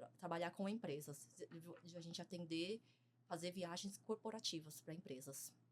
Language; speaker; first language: Portuguese; early bilingual, other home language; Chinese